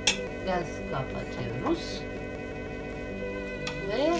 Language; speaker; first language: Turkish; non-native, learner; Russian